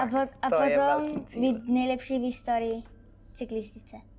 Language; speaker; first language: Czech; early bilingual, heritage; Czech